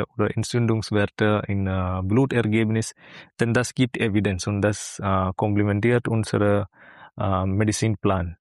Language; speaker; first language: German; non-native, learner; Malayalam